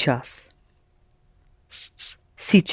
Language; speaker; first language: Russian; non-native, learner; English